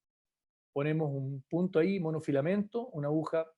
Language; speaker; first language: Spanish; native; Spanish